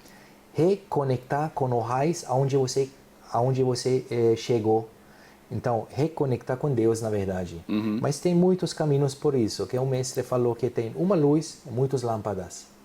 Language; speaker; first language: Portuguese; non-native, fluent; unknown